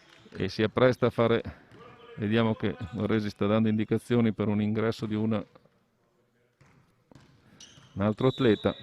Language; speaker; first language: Italian; native; Italian